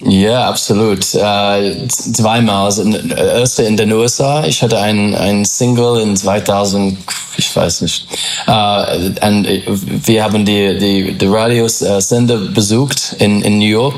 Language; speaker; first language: German; non-native, learner; English